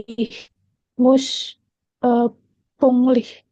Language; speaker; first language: German; non-native, learner; Indonesian